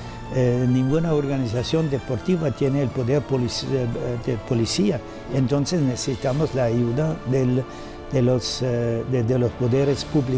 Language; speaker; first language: Spanish; non-native, fluent; German